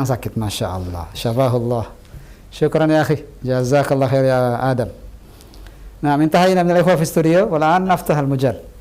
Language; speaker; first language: Indonesian; native; Indonesian